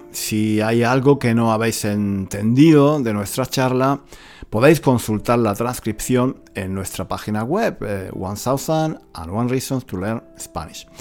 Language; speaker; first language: Spanish; native; Spanish